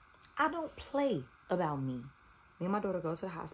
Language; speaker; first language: English; native; English